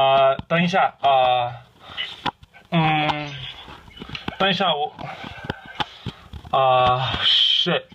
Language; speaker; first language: Chinese; non-native, learner; English